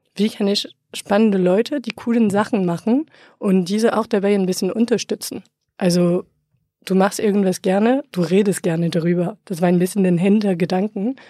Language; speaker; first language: German; non-native, fluent; French